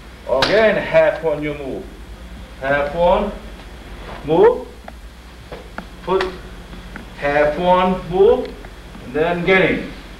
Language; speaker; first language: English; non-native, fluent; Korean